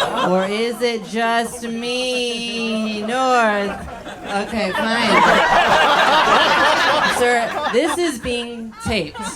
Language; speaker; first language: English; native; English